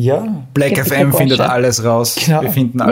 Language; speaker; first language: German; native; German